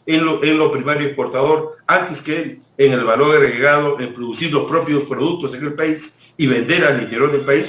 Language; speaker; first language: Spanish; native; Spanish